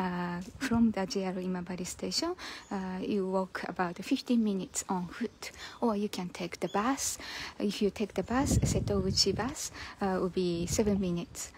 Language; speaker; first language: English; non-native, learner; Japanese